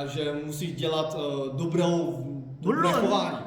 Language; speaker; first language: Czech; non-native, fluent; Korean